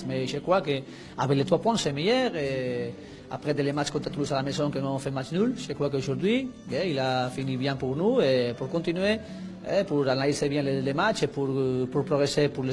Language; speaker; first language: French; non-native, fluent; Spanish